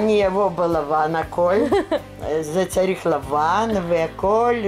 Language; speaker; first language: Hebrew; non-native, learner; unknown